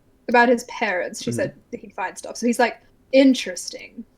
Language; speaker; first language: English; native; English